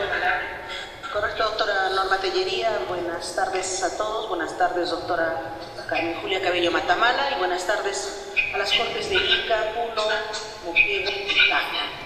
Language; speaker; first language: Spanish; native; Spanish